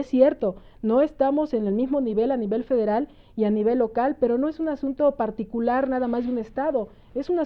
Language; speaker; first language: Spanish; native; Spanish